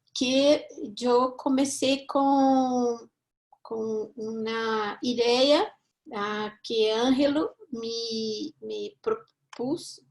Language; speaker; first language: Spanish; non-native, fluent; Portuguese